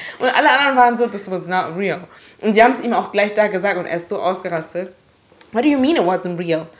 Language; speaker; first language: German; early bilingual, other home language; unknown